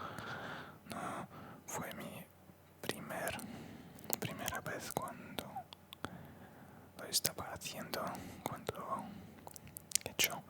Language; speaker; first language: Spanish; non-native, learner; Russian